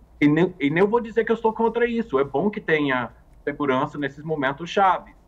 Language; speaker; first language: Portuguese; non-native, fluent; English